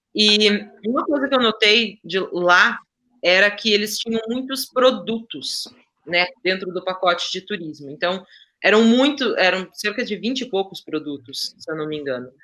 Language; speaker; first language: Portuguese; native; Portuguese